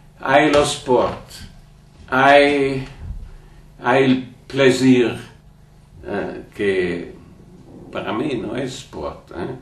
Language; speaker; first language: Spanish; non-native, learner; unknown